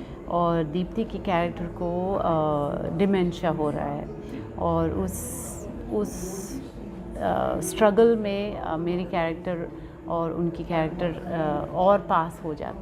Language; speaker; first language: Hindi; non-native, local second language; French